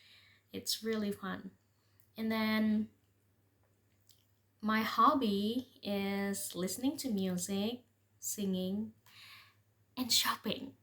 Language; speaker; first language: English; non-native, fluent; Indonesian